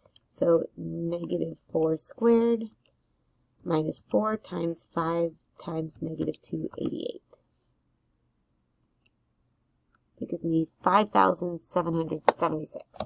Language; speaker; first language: English; native; English